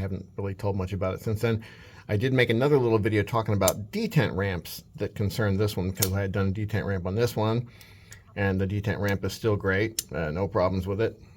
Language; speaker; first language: English; native; English